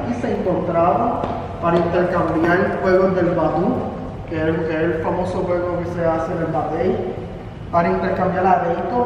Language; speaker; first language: Spanish; native; Spanish